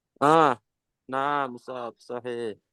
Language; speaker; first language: Arabic; non-native, learner; Indonesian